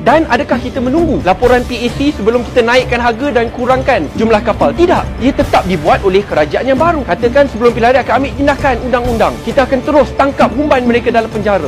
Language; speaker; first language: Malay; native; Malay